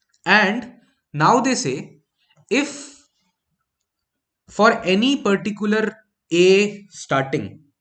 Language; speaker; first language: English; non-native, local second language; Hindi